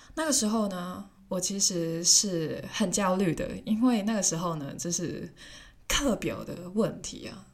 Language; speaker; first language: Chinese; non-native, local second language; Cantonese